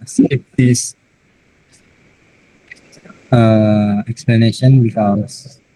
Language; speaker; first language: English; non-native, learner; Indonesian